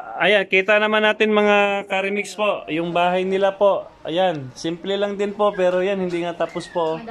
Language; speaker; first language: Filipino; non-native, local second language; Cebuano